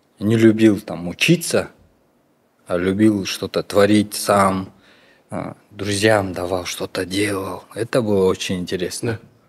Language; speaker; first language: Russian; non-native, local second language; Kyrgyz